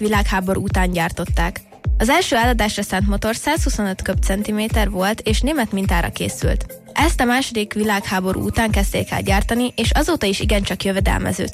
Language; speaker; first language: Hungarian; native; Hungarian